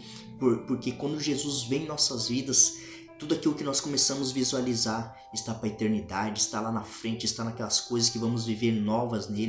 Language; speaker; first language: Portuguese; native; Portuguese